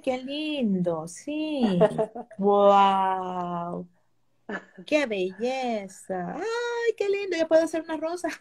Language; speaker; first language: Spanish; native; Spanish